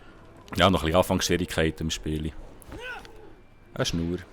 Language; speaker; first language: German; native; German